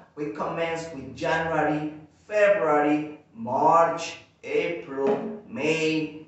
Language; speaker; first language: English; non-native, fluent; Spanish